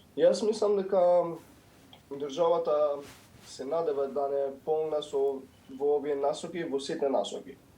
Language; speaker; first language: Macedonian; non-native, local second language; Albanian